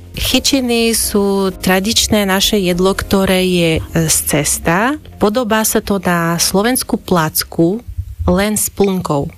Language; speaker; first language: Slovak; non-native, fluent; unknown